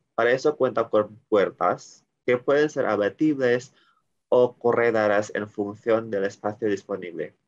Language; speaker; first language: Spanish; non-native, learner; Indonesian